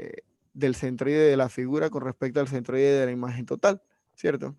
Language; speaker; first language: Spanish; native; Spanish